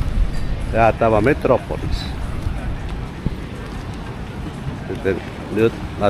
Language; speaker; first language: Finnish; non-native, learner; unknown